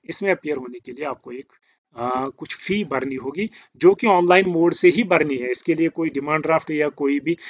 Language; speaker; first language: Hindi; native; Hindi